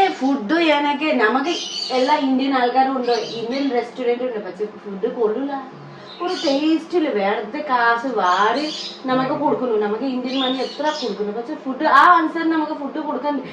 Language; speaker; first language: Malayalam; non-native, learner; Nepali